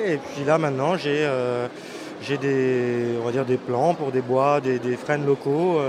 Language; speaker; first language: French; native; French